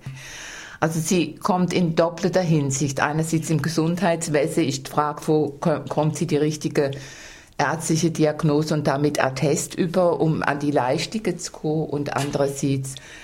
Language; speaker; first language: German; native; German